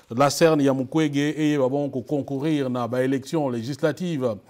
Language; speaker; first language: French; non-native, local second language; Lingala